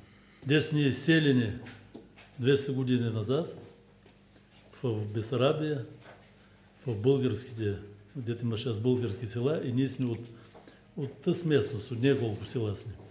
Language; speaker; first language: Bulgarian; early bilingual, heritage; Bulgarian